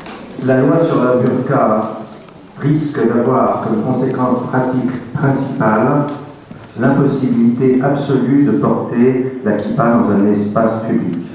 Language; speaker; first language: French; native; French